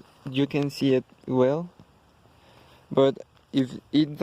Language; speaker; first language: English; non-native, learner; Spanish